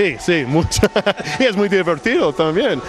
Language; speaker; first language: Spanish; non-native, learner; English